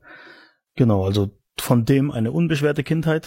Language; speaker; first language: German; native; German